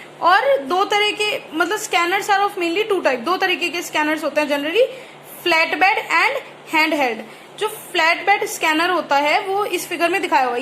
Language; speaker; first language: Hindi; native; Hindi